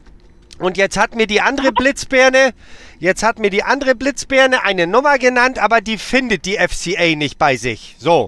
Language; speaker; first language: German; native; German